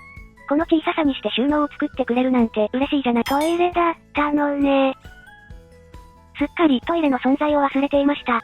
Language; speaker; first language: Japanese; native; Japanese